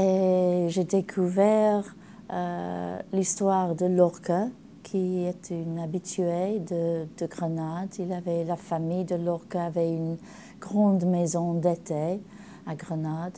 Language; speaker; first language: French; non-native, learner; English